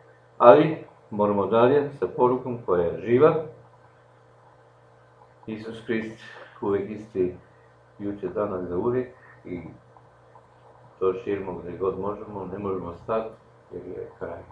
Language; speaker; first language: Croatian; non-native, local second language; Slovenian